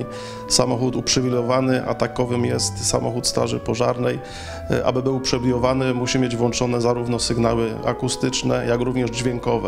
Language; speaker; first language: Polish; native; Polish